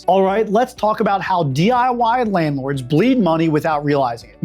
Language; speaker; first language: English; native; English